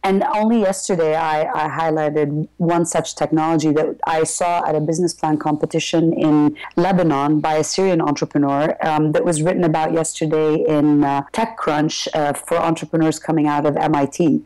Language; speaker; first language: English; early bilingual, other home language; Arabic